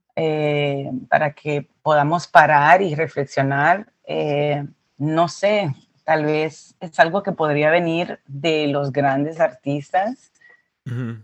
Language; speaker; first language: Spanish; early bilingual, heritage; Spanish